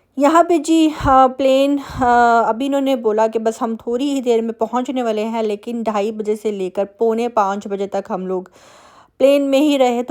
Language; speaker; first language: Urdu; native; Urdu